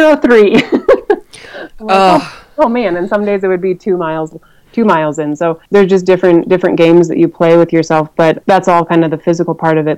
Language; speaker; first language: English; native; English